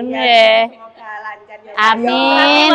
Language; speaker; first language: Indonesian; native; Indonesian